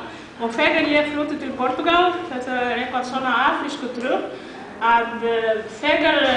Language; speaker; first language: Icelandic; non-native, learner; Portuguese